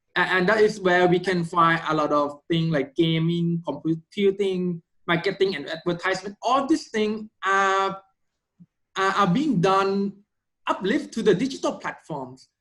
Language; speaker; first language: English; non-native, fluent; Thai